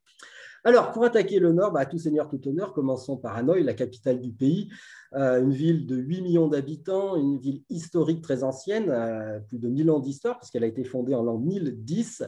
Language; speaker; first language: French; native; French